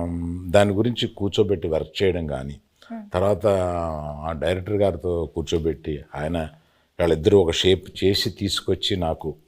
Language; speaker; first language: Telugu; native; Telugu